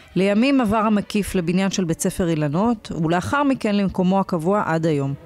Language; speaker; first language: Hebrew; native; Hebrew